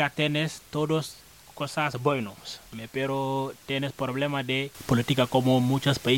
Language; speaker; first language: Spanish; non-native, learner; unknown